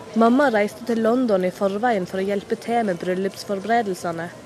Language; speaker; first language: Norwegian; native; Norwegian